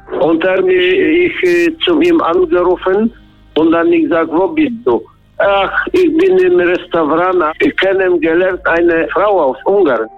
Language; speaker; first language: German; non-native, learner; Polish